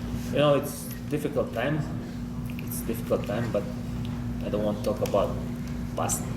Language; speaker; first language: English; non-native, learner; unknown